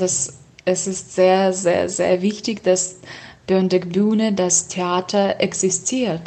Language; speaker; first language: German; non-native, learner; Russian